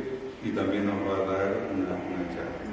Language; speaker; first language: Spanish; native; Spanish